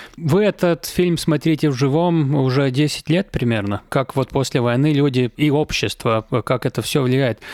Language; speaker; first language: Russian; non-native, local second language; Latvian